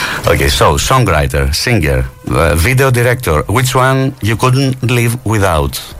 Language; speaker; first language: English; non-native, fluent; Greek